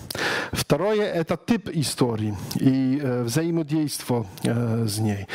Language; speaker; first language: Russian; non-native, learner; Polish